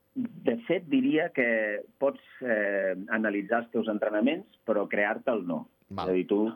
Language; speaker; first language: Catalan; native; Catalan